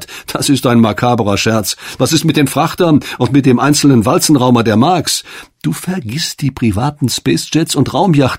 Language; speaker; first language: German; native; German